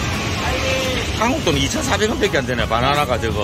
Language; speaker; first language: Korean; native; Korean